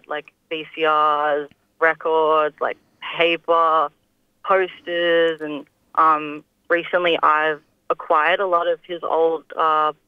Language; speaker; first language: English; native; English